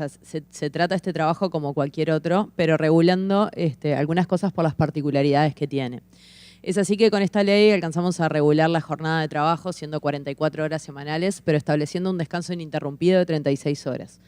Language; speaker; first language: Spanish; native; Spanish